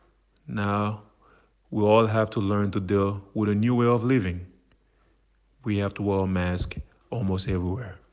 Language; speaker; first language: English; non-native, fluent; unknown